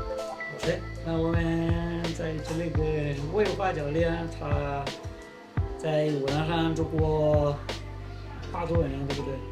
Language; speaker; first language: Chinese; non-native, learner; Spanish